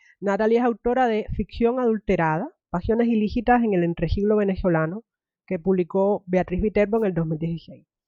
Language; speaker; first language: Spanish; native; Spanish